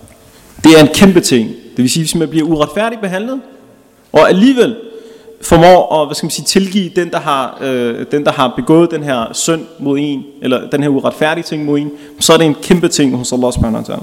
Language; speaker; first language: Danish; early bilingual, other home language; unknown